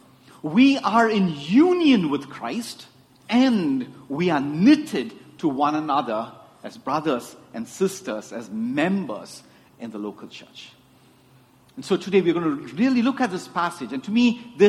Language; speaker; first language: English; non-native, local second language; Tamil